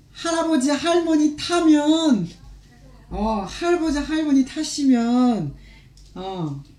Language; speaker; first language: Korean; non-native, fluent; Chinese